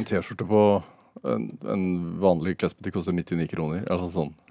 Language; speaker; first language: Norwegian; native; Norwegian